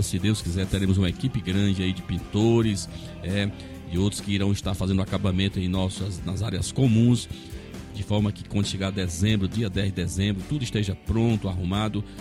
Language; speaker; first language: Portuguese; native; Portuguese